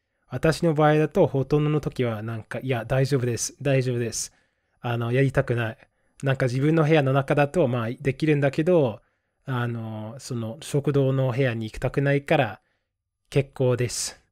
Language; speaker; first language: Japanese; non-native, fluent; English